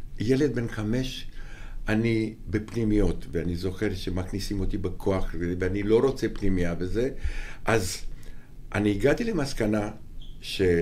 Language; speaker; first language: Hebrew; non-native, fluent; Romanian